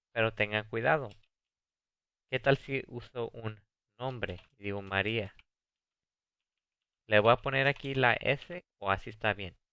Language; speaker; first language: Spanish; early bilingual, heritage; Spanish